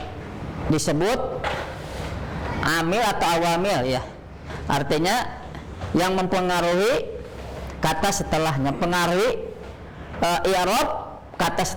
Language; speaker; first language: Indonesian; native; Indonesian